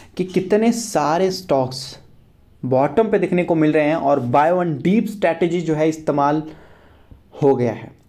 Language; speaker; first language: Hindi; native; Hindi